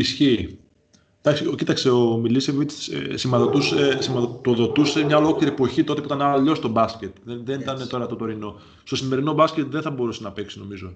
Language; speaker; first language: Greek; native; Greek